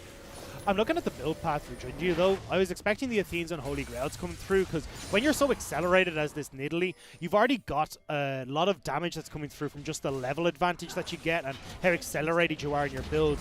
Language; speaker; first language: English; native; English